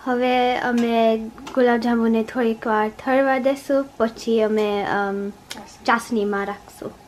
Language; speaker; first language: Gujarati; early bilingual, heritage; Gujarati